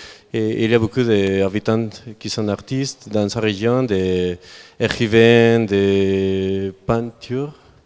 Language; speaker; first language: French; non-native, learner; Spanish